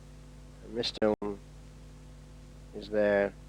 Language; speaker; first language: English; native; English